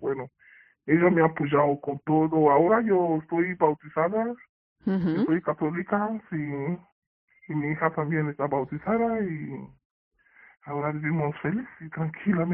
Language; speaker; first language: Spanish; non-native, learner; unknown